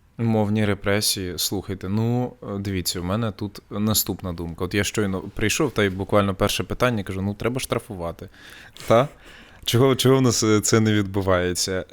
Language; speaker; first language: Ukrainian; non-native, local second language; Russian